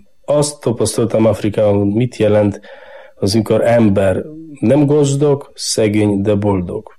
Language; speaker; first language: Hungarian; non-native, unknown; Polish